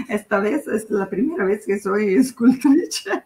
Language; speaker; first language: Spanish; non-native, learner; Italian